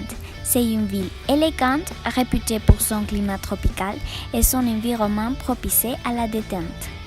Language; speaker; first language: French; non-native, learner; Spanish